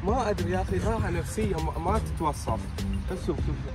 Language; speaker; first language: Arabic; native; Arabic